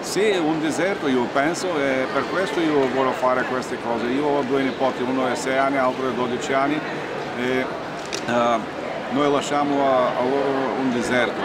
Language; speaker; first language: Italian; non-native, learner; Bulgarian